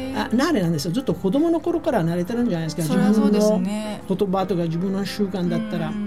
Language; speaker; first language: Japanese; non-native, fluent; Italian